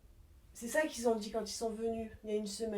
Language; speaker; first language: French; native; French